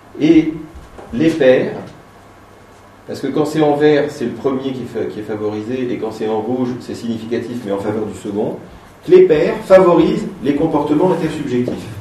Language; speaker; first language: French; native; French